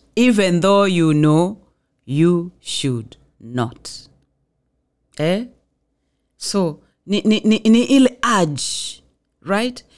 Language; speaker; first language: English; non-native, local second language; Swahili